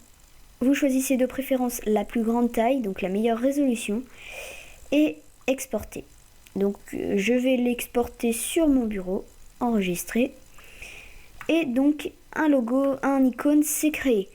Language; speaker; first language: French; native; French